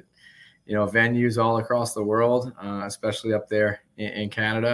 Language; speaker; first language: English; native; English